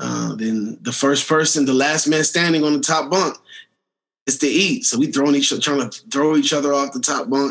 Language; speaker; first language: English; native; English